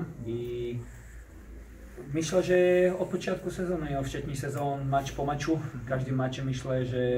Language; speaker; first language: Polish; non-native, learner; Slovak